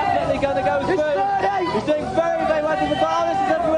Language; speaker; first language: English; native; English